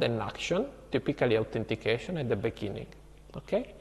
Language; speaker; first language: English; non-native, fluent; Italian